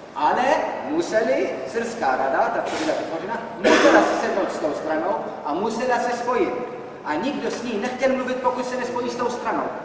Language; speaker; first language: Czech; non-native, fluent; Arabic